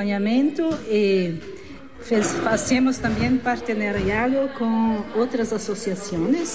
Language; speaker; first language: Spanish; non-native, learner; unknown